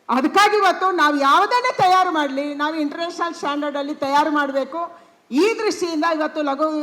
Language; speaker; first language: Kannada; non-native, local second language; Tulu